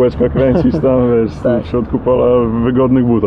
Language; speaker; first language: Polish; native; Polish